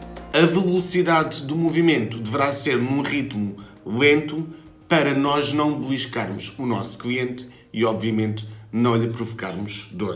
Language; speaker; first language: Portuguese; native; Portuguese